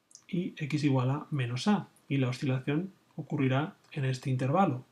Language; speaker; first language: Spanish; native; Spanish